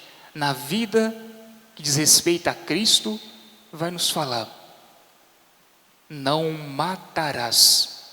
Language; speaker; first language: Portuguese; native; Portuguese